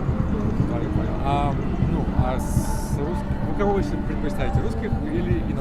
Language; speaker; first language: Russian; native; Russian